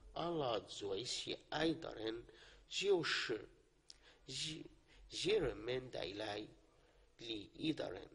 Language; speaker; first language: Chinese; non-native, learner; Arabic